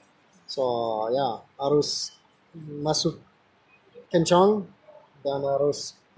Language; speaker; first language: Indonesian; non-native, fluent; French